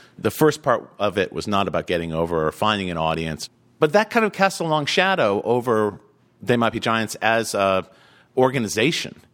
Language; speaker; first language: English; native; English